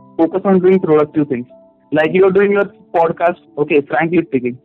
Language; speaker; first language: English; non-native, local second language; Marathi